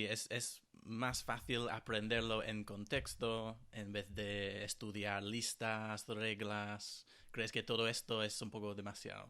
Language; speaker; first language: Spanish; non-native, fluent; English